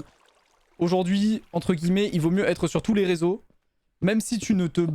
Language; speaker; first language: French; native; French